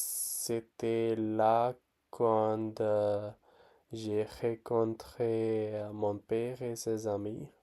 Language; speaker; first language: French; non-native, learner; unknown